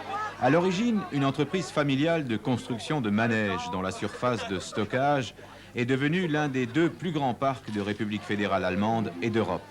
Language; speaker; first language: French; native; French